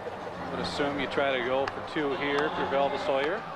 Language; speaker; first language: English; native; English